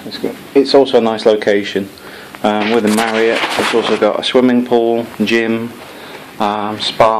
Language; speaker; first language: English; native; English